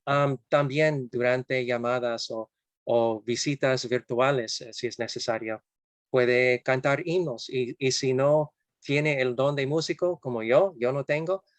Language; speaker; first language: Spanish; non-native, fluent; English